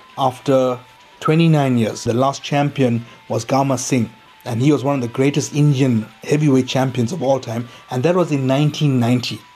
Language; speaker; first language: English; native; English